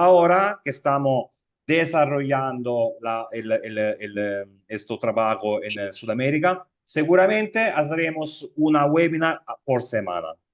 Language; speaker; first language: Spanish; non-native, fluent; Italian